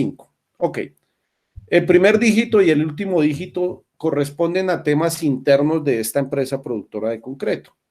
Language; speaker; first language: Spanish; native; Spanish